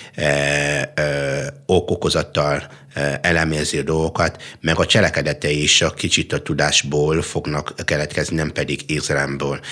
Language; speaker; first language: Hungarian; non-native, fluent; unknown